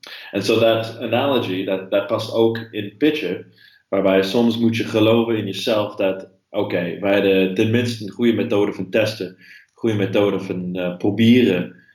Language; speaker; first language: Dutch; non-native, fluent; English